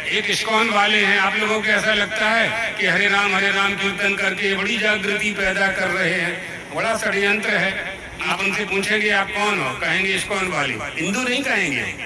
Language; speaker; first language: Hindi; native; Hindi